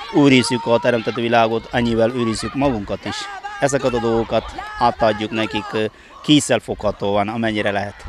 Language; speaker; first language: Hungarian; non-native, fluent; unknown